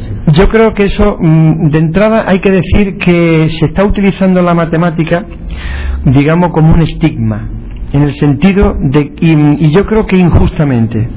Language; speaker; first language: Spanish; native; Spanish